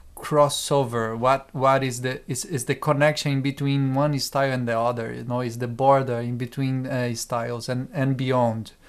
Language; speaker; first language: English; non-native, fluent; Portuguese